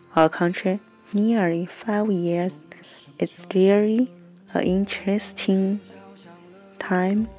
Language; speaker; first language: English; non-native, learner; Chinese